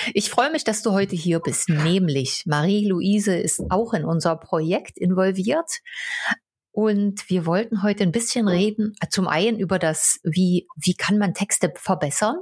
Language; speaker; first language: German; non-native, local second language; Upper Sorbian